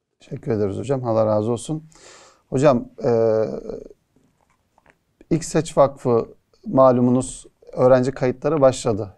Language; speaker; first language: Turkish; native; Turkish